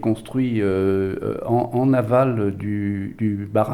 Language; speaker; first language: French; native; French